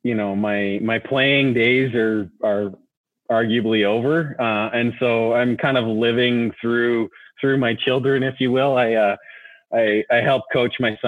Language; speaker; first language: English; native; English